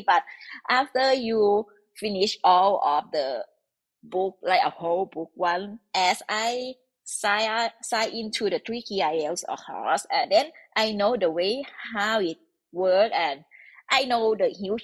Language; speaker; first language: English; non-native, learner; Thai